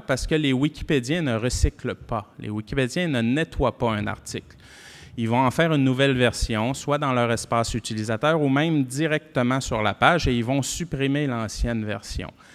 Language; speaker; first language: French; native; French